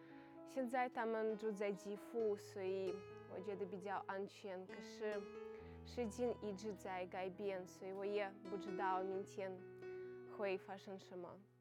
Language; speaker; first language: Chinese; non-native, fluent; Ukrainian